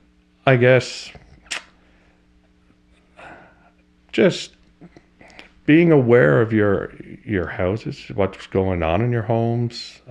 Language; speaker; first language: English; native; English